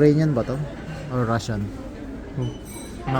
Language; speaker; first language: English; non-native, learner; Filipino